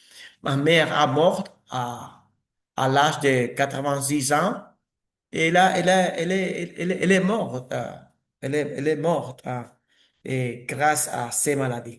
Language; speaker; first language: French; non-native, learner; Spanish